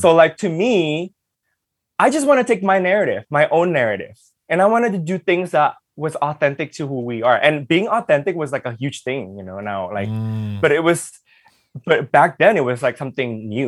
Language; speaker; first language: English; early bilingual, other home language; Indonesian